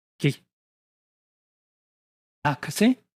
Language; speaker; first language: Spanish; non-native, learner; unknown